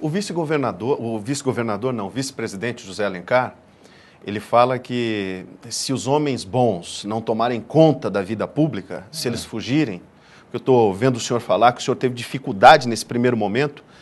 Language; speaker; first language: Portuguese; native; Portuguese